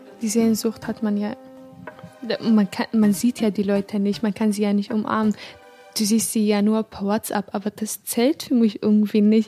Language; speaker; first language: German; non-native, fluent; Arabic